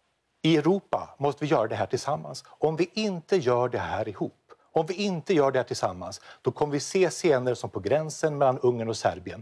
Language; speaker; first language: Swedish; native; Swedish